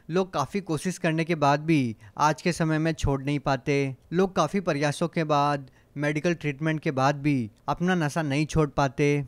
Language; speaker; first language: Hindi; native; Hindi